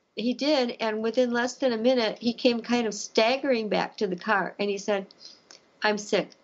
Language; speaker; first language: English; native; English